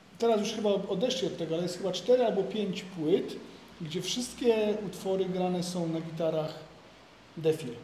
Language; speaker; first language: Polish; native; Polish